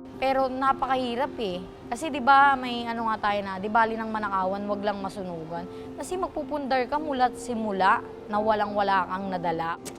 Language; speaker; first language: Filipino; native; Filipino